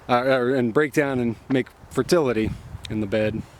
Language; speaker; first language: English; native; English